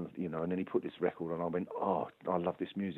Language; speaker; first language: English; native; English